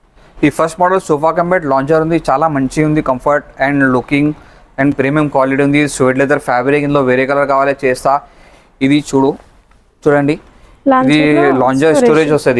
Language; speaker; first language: Telugu; non-native, local second language; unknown